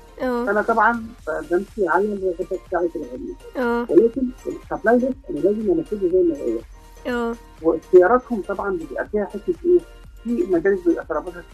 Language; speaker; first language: Arabic; native; Arabic